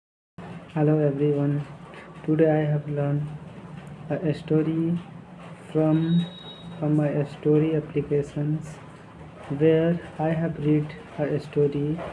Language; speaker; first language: English; non-native, learner; Hindi